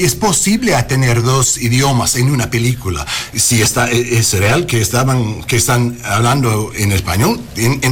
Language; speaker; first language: Spanish; early bilingual, heritage; Spanish